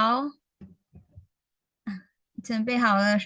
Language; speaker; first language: Chinese; non-native, fluent; Indonesian